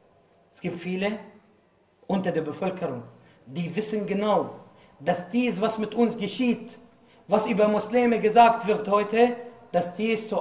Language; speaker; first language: German; non-native, fluent; Arabic